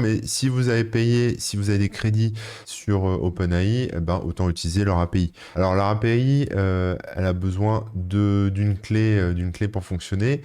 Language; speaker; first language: French; native; French